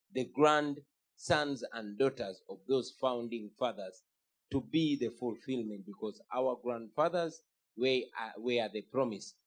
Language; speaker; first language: English; non-native, local second language; Ganda